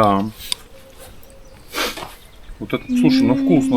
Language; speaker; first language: Russian; native; Russian